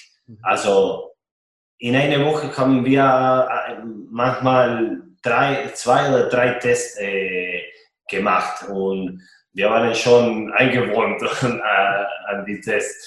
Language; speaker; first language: German; non-native, fluent; Spanish